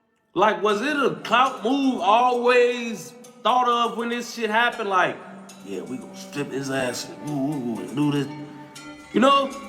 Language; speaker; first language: English; native; English